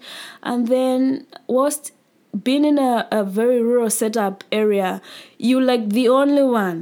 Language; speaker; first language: English; non-native, local second language; Nyanja